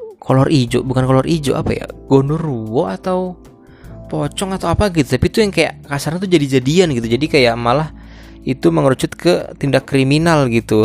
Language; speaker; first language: Indonesian; native; Indonesian